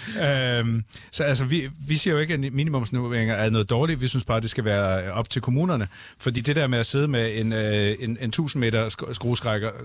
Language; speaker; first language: Danish; native; Danish